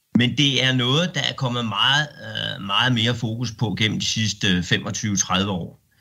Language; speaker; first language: Danish; native; Danish